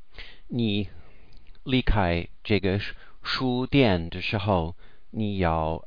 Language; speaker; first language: Chinese; non-native, learner; English